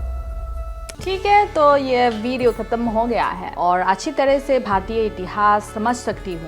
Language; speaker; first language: Hindi; non-native, fluent; Chinese